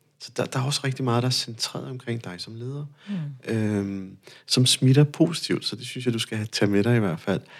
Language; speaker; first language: Danish; non-native, fluent; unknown